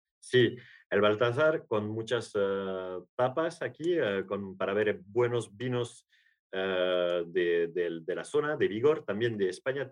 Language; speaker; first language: Spanish; non-native, learner; French